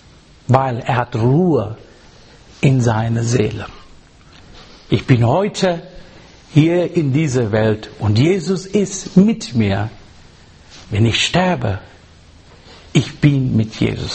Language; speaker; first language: German; non-native, learner; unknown